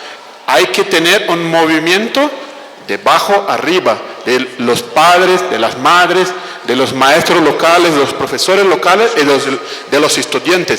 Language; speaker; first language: Spanish; non-native, fluent; Portuguese